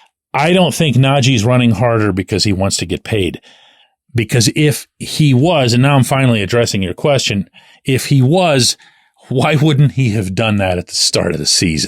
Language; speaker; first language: English; native; English